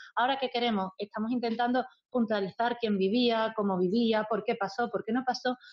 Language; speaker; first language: Spanish; native; Spanish